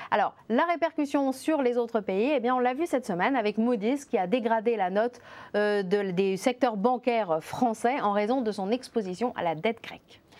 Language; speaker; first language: French; native; French